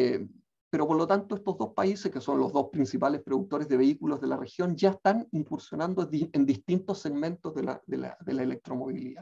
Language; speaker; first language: Spanish; native; Spanish